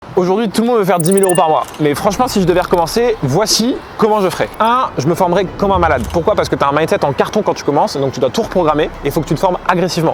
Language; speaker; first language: French; native; French